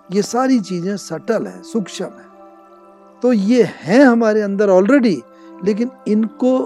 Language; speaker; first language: Hindi; native; Hindi